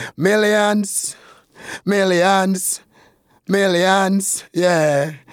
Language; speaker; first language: English; non-native, local second language; Jamaican Creole English